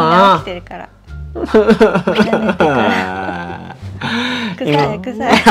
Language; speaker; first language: Japanese; native; Japanese